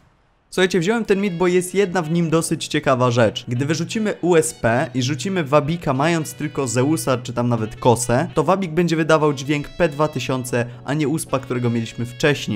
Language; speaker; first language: Polish; native; Polish